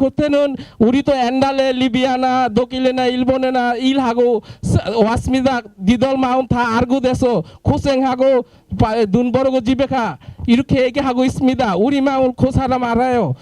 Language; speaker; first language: Korean; non-native, learner; Bangla